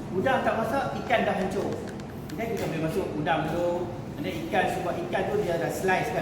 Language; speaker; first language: Malay; native; Malay